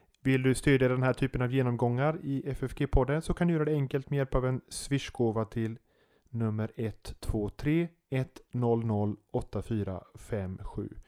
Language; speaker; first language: Swedish; native; Swedish